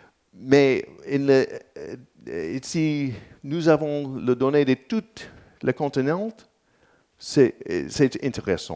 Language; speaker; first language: French; non-native, learner; English